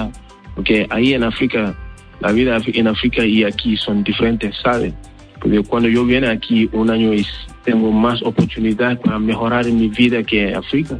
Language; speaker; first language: Spanish; non-native, learner; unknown